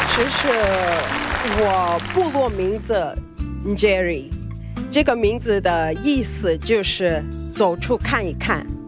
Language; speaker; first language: Chinese; non-native, fluent; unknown